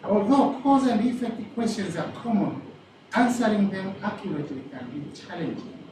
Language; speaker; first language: English; non-native, local second language; Swahili